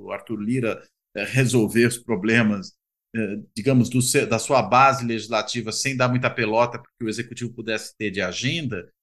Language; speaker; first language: Portuguese; native; Portuguese